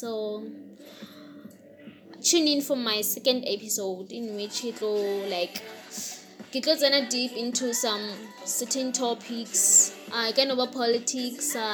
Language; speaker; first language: English; non-native, local second language; Northern Sotho